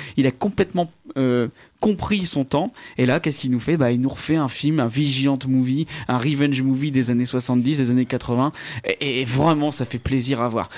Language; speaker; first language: French; native; French